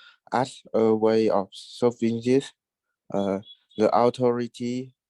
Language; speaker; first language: English; non-native, learner; Vietnamese